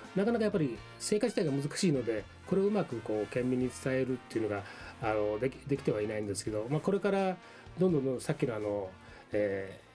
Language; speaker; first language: Japanese; native; Japanese